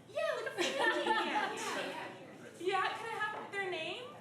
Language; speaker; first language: English; native; English